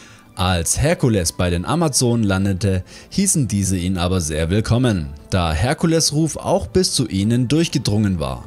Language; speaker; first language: German; native; German